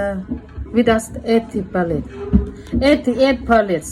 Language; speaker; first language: English; non-native, learner; Northeastern Thai